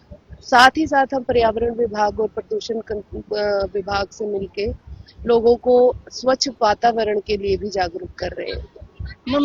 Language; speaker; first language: Hindi; native; Hindi